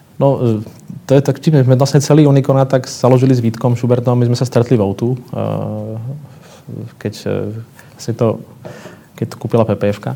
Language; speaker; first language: Slovak; native; Slovak